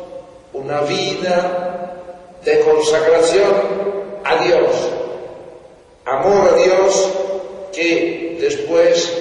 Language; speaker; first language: Spanish; non-native, fluent; Italian